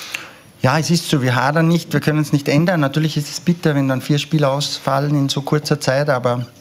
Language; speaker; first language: German; native; German